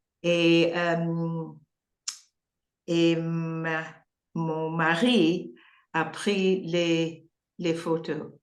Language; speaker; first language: French; non-native, learner; English